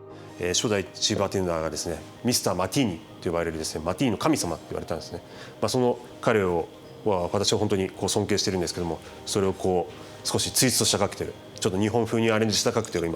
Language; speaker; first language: Japanese; native; Japanese